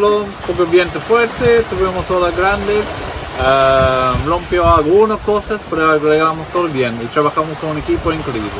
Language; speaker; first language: Spanish; non-native, fluent; English